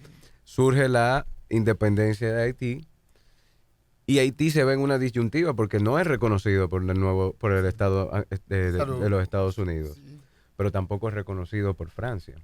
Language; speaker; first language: Spanish; native; Spanish